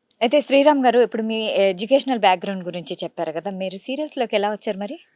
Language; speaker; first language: Telugu; native; Telugu